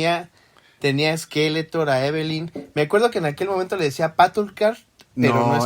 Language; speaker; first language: Spanish; native; Spanish